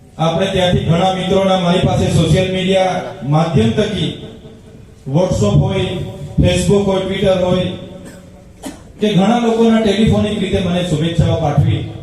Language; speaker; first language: Gujarati; non-native, local second language; Vasavi